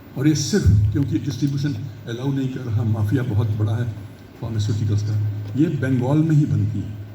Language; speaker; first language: Hindi; early bilingual, heritage; Hindi